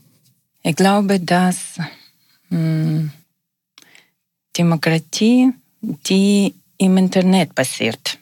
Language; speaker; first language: German; non-native, learner; Ukrainian